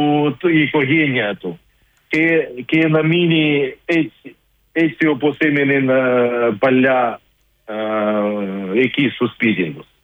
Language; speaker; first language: Greek; non-native, learner; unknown